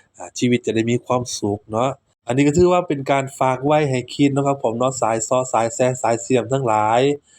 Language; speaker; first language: Thai; native; Thai